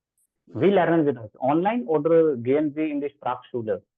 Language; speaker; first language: German; non-native, fluent; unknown